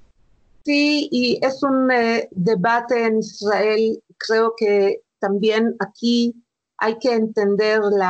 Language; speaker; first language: Spanish; non-native, fluent; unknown